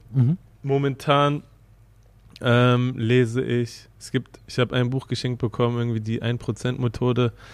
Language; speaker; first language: German; native; German